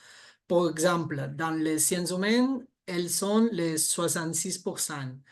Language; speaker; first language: French; non-native, fluent; Catalan